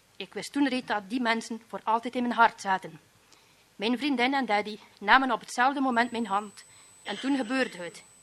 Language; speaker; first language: Dutch; native; Dutch